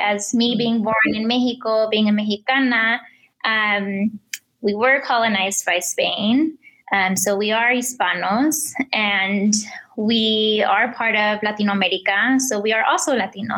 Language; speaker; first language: English; early bilingual, other home language; Spanish